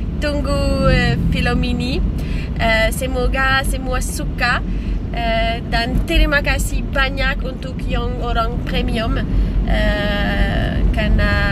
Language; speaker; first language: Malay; non-native, learner; French